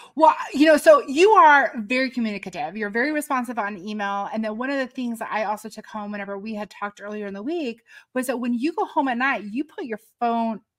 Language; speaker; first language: English; native; English